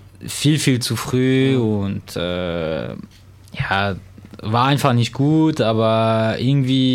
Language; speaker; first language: German; non-native, fluent; French